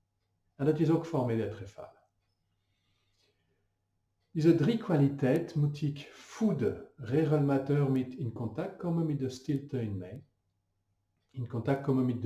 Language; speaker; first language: Dutch; non-native, fluent; French